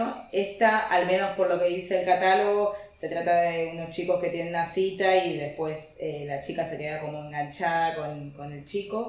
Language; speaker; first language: Spanish; native; Spanish